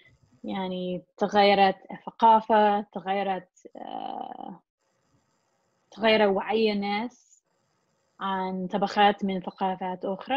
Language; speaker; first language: Arabic; non-native, fluent; English